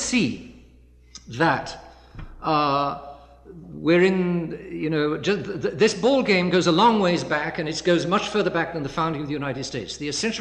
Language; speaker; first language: English; native; English